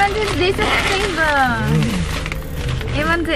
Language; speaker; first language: Dutch; non-native, learner; Filipino